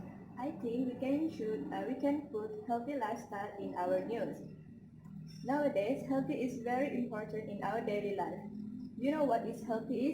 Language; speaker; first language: English; non-native, local second language; Malay